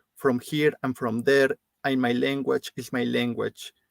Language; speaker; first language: English; non-native, learner; Spanish